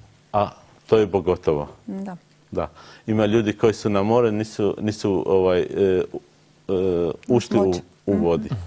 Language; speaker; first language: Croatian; non-native, learner; Arabic